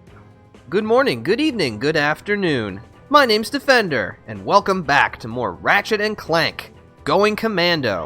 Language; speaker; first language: English; native; English